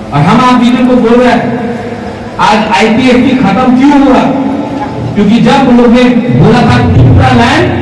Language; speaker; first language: Hindi; non-native, local second language; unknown